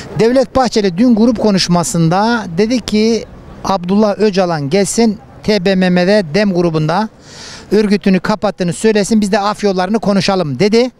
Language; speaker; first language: Turkish; native; Turkish